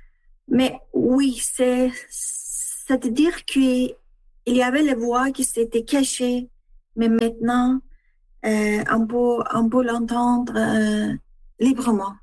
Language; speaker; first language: French; non-native, learner; Persian